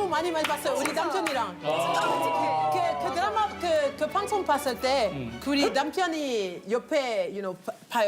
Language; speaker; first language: Korean; non-native, learner; French